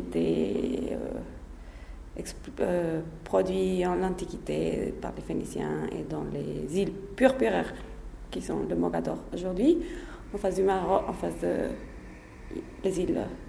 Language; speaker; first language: French; non-native, fluent; Spanish